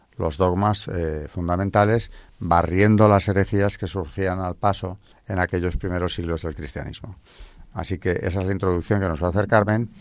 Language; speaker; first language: Spanish; native; Spanish